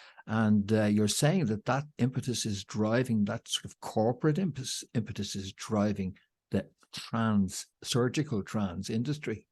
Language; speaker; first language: English; native; English